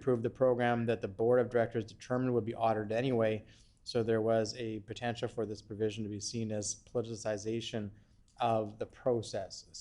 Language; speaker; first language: English; native; English